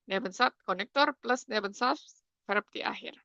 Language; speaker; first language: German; non-native, fluent; Indonesian